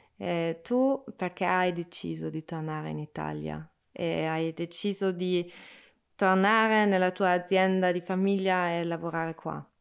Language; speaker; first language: Italian; non-native, local second language; German